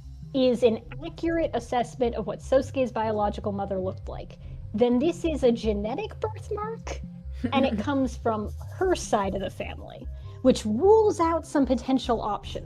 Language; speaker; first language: English; native; English